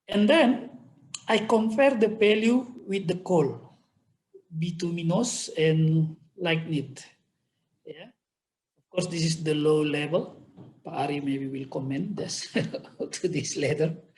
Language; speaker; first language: English; non-native, fluent; Indonesian